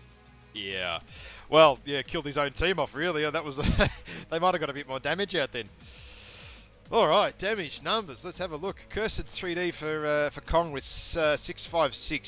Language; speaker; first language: English; native; English